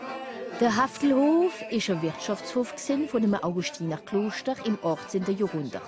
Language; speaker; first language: German; non-native, fluent; French